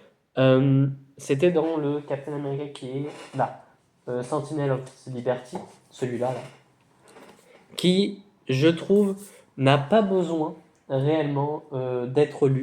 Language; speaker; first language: French; native; French